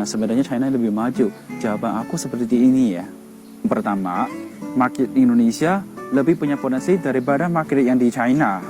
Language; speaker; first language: Indonesian; non-native, fluent; Chinese